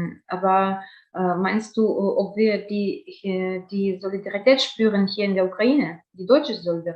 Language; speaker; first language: German; non-native, fluent; Ukrainian